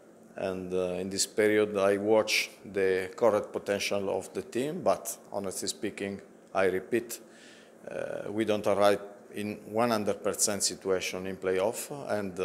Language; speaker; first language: English; non-native, learner; Italian